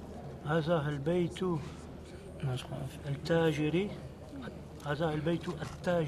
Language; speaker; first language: Arabic; non-native, learner; French